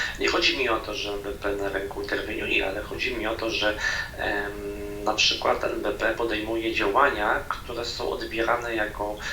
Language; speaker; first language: Polish; native; Polish